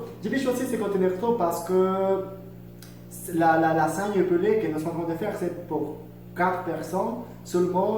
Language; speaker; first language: French; non-native, learner; Spanish